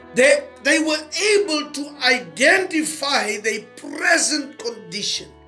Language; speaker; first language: English; non-native, local second language; Afrikaans